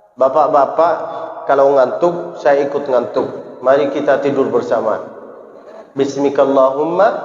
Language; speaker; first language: Malay; early bilingual, heritage; Malay